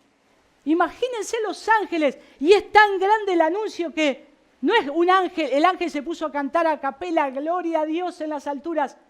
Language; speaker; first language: Spanish; native; Spanish